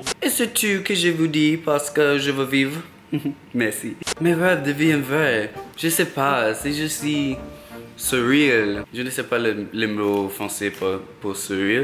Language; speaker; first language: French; non-native, learner; English